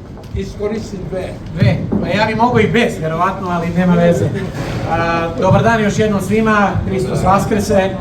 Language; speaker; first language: Bosnian; native; Bosnian